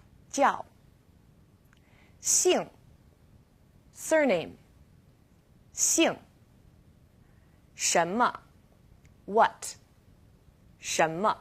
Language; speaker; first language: Chinese; non-native, fluent; English